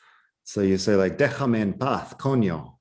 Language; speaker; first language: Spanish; non-native, fluent; English